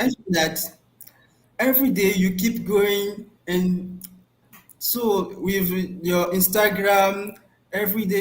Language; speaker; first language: English; non-native, learner; French